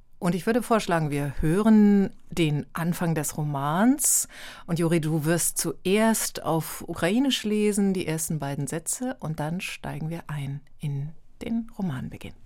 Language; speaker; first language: German; native; German